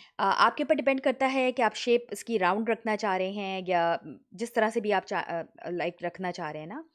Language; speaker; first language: Urdu; native; Urdu